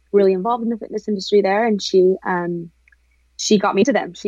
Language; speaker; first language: English; native; English